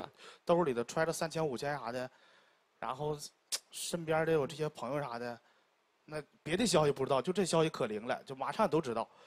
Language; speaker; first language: Chinese; native; Chinese